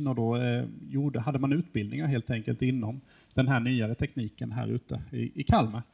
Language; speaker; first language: Swedish; native; Swedish